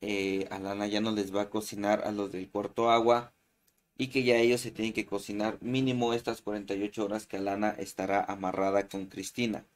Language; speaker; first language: Spanish; native; Spanish